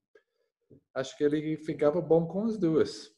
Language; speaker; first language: Portuguese; non-native, learner; English